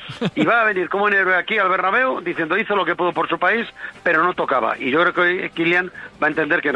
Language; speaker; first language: Spanish; native; Spanish